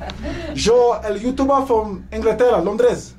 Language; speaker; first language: Spanish; non-native, learner; English